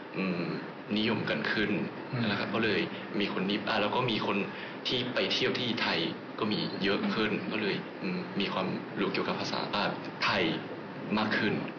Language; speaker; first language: Thai; non-native, fluent; Japanese